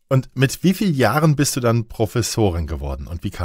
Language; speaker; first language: German; native; German